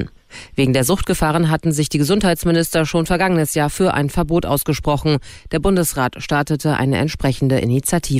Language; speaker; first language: German; native; German